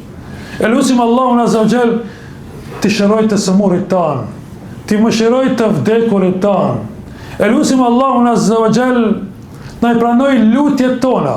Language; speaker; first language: Albanian; native; Albanian